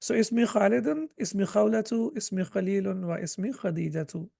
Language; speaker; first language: Arabic; non-native, fluent; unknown